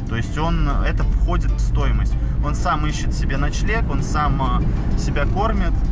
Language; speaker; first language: Russian; native; Russian